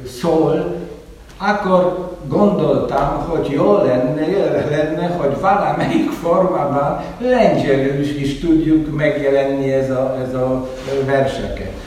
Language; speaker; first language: Hungarian; non-native, fluent; Polish